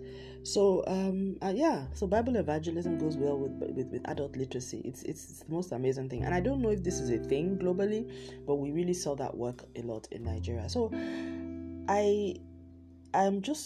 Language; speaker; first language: English; non-native, local second language; Yoruba